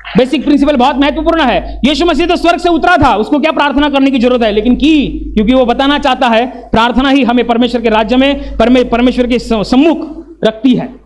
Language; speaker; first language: Hindi; non-native, local second language; Marathi